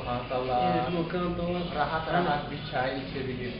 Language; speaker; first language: Turkish; non-native, learner; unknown